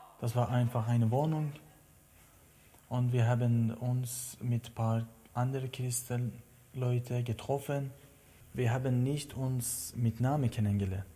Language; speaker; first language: German; non-native, learner; Persian